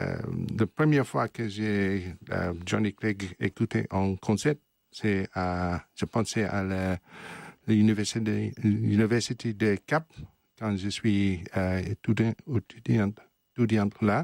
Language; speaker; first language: French; non-native, learner; English